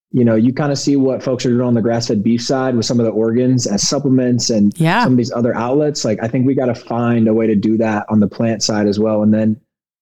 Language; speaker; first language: English; native; English